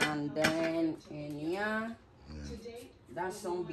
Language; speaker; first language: English; non-native, learner; Spanish